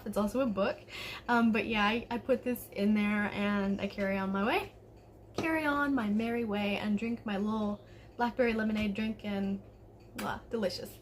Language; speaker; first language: English; native; English